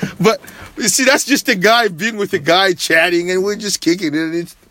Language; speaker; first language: English; non-native, local second language; Bemba